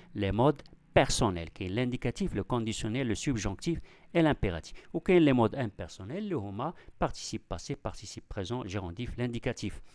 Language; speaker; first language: French; non-native, local second language; Arabic